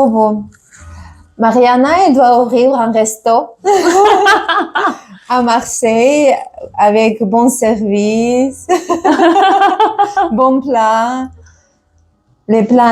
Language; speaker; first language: French; non-native, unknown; Tajik